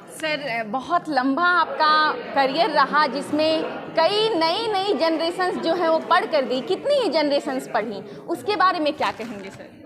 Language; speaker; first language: Hindi; native; Hindi